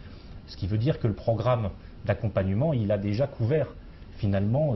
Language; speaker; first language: French; native; French